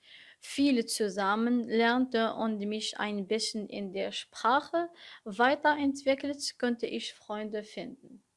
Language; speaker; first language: German; non-native, learner; Arabic